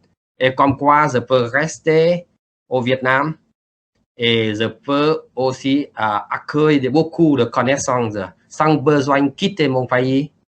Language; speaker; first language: French; non-native, learner; Vietnamese